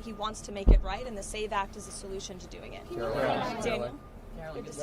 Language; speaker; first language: English; native; English